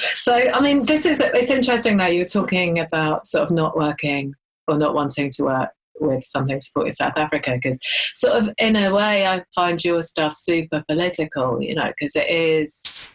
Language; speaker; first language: English; native; English